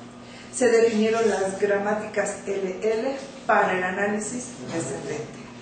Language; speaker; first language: Spanish; native; Spanish